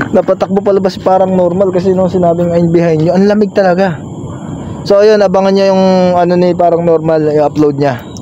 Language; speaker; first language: Filipino; native; Filipino